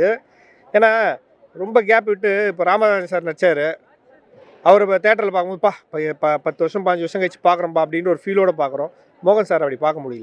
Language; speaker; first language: Tamil; native; Tamil